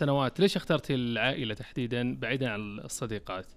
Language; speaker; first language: Arabic; native; Arabic